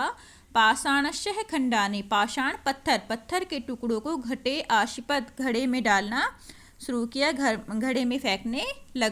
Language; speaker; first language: Hindi; native; Hindi